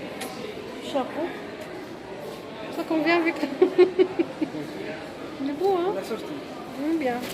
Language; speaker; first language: French; non-native, fluent; Arabic